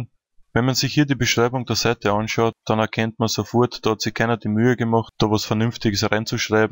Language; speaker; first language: German; native; German